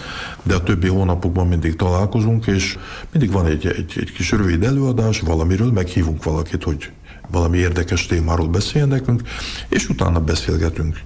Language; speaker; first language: Hungarian; early bilingual, heritage; Hungarian